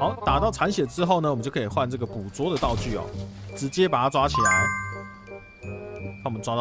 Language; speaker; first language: Chinese; native; Chinese